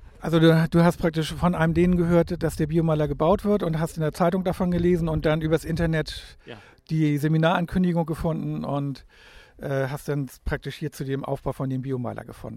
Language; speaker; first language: German; native; German